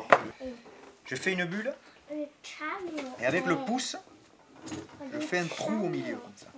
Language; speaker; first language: French; native; French